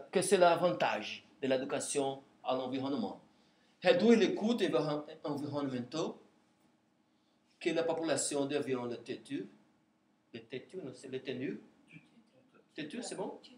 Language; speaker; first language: French; non-native, learner; Portuguese